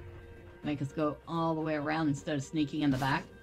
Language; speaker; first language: English; native; English